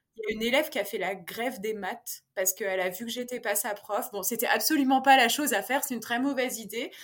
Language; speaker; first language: French; native; French